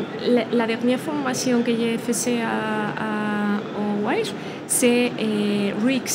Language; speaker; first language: French; non-native, learner; Spanish